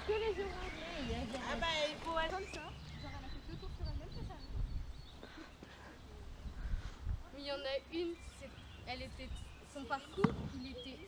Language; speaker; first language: French; native; French